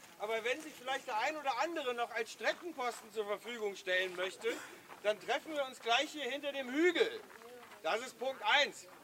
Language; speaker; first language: German; native; German